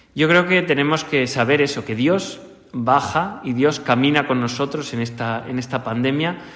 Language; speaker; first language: Spanish; native; Spanish